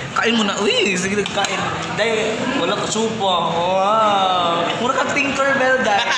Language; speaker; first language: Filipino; non-native, local second language; Cebuano